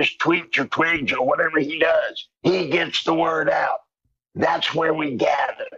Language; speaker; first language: English; native; English